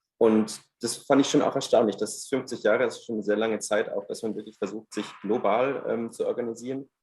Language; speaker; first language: German; native; German